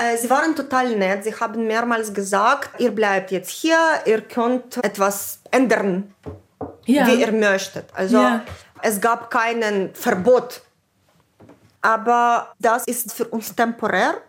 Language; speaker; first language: German; non-native, fluent; Ukrainian